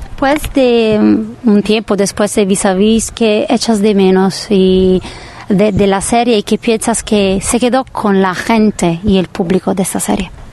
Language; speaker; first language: Spanish; non-native, fluent; Italian